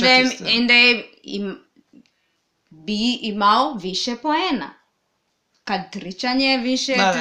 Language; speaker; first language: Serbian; non-native, learner; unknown